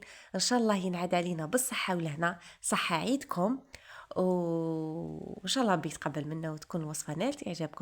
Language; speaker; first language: Arabic; native; Arabic